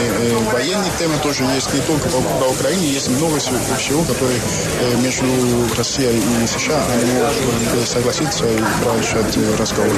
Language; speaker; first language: Russian; non-native, fluent; Spanish